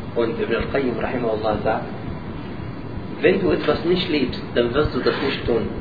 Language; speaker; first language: German; non-native, learner; Arabic